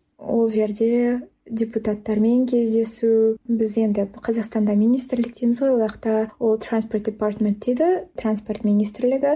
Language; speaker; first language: Kazakh; native; Kazakh